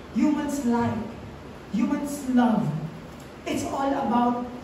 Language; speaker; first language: English; non-native, local second language; Filipino